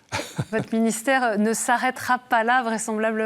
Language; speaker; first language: French; native; French